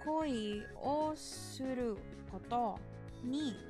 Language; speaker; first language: Japanese; non-native, learner; English